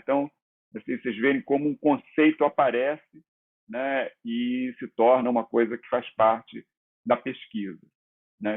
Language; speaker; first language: Portuguese; native; Portuguese